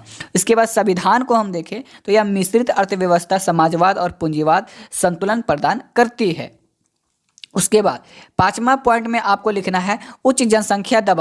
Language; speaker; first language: Hindi; native; Hindi